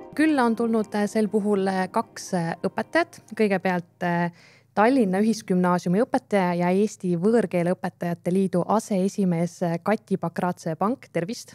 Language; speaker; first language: Estonian; native; Estonian